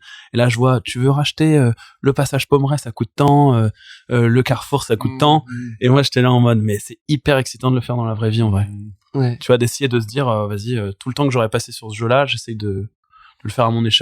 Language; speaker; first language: French; native; French